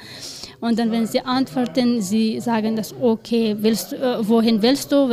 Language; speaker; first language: German; non-native, learner; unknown